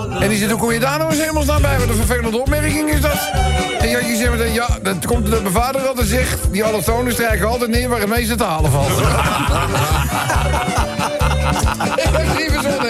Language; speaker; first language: Dutch; native; Dutch